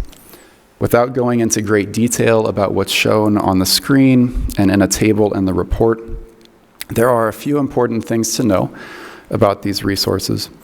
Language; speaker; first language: English; native; English